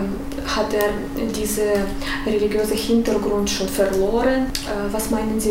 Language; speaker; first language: German; non-native, fluent; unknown